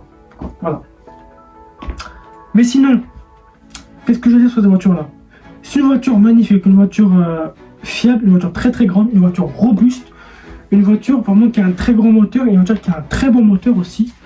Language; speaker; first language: French; native; French